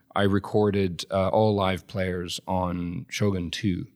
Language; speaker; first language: English; native; English